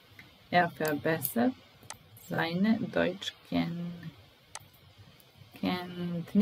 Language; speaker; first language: German; non-native, fluent; Serbian